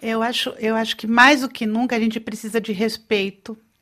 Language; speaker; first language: Portuguese; native; Portuguese